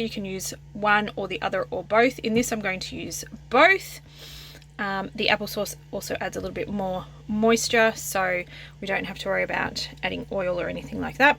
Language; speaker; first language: English; native; English